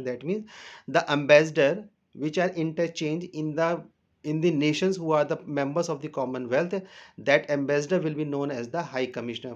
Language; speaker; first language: English; non-native, local second language; Hindi